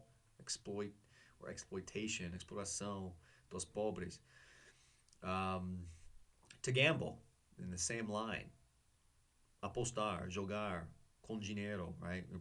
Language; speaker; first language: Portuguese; non-native, learner; English